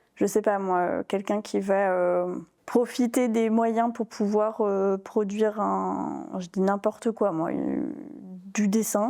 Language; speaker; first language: French; native; French